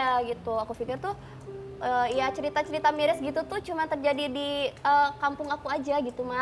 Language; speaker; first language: Indonesian; native; Indonesian